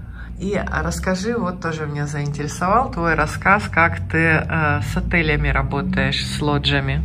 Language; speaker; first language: Russian; native; Russian